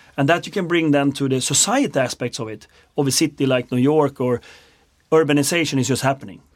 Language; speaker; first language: English; non-native, fluent; Swedish